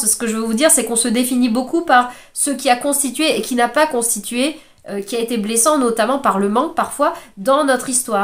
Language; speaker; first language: French; native; French